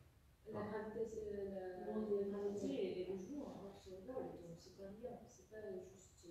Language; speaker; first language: French; non-native, fluent; Russian